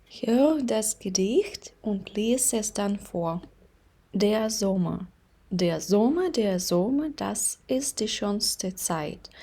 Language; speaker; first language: German; non-native, fluent; Ukrainian